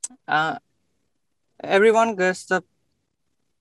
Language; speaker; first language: English; non-native, local second language; Nepali